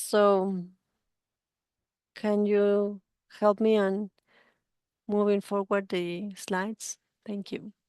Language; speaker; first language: English; non-native, fluent; Spanish